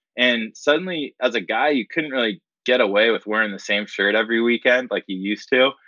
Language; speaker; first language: English; native; English